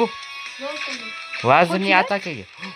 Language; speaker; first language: Turkish; non-native, learner; Uzbek